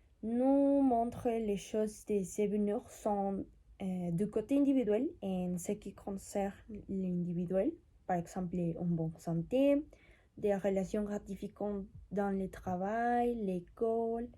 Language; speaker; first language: French; non-native, learner; Spanish